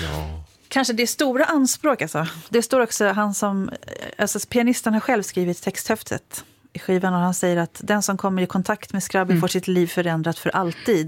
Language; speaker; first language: Swedish; native; Swedish